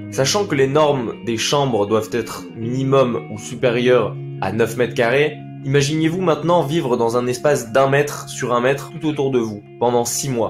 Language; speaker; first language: French; native; French